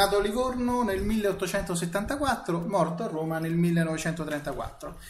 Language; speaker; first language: Italian; native; Italian